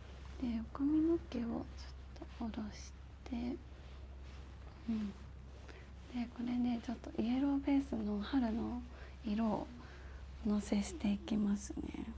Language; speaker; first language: Japanese; native; Japanese